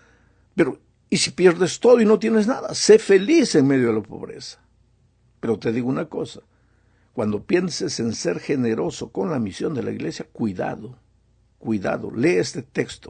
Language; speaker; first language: Spanish; native; Spanish